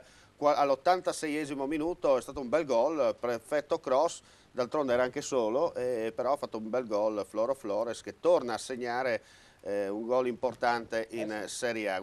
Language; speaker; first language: Italian; native; Italian